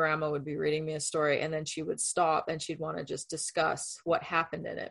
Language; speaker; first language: English; non-native, fluent; Spanish